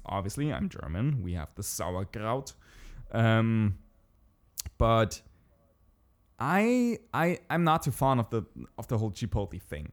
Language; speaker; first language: English; non-native, fluent; German